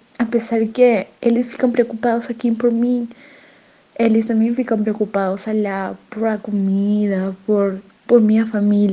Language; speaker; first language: Portuguese; non-native, learner; Spanish